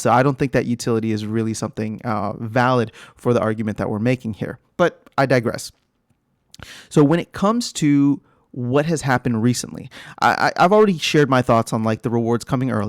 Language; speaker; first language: English; native; English